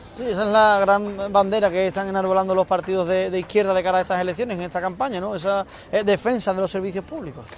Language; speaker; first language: Spanish; native; Spanish